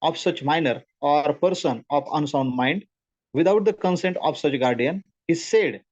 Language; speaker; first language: English; non-native, local second language; Marathi